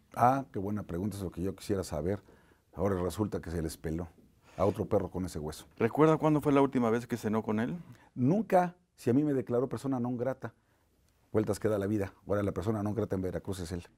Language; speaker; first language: Spanish; native; Spanish